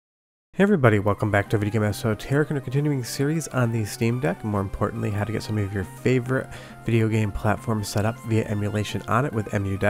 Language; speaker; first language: English; native; English